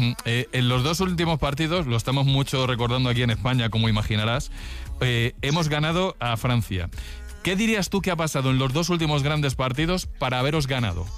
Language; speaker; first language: Spanish; native; Spanish